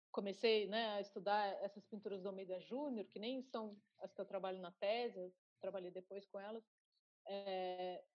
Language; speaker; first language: Portuguese; native; Portuguese